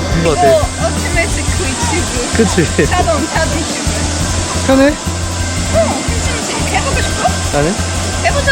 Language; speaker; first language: Korean; non-native, learner; Russian